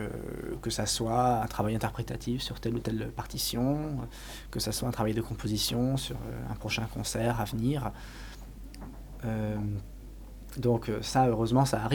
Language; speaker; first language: French; native; French